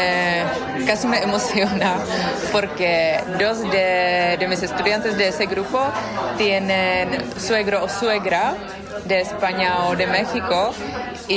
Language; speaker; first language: Spanish; non-native, fluent; Czech